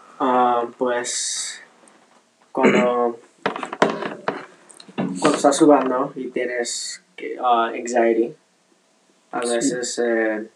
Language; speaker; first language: Spanish; non-native, learner; English